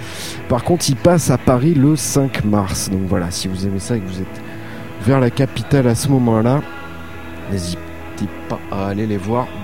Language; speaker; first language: French; native; French